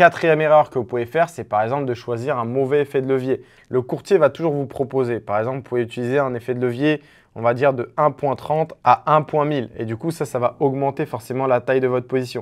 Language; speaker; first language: French; native; French